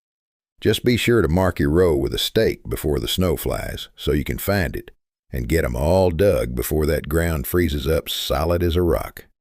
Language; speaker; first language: English; native; English